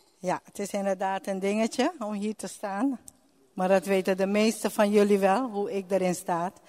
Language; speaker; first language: Dutch; non-native, local second language; Papiamento